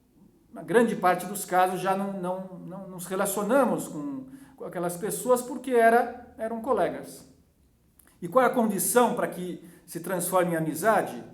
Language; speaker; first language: Portuguese; native; Portuguese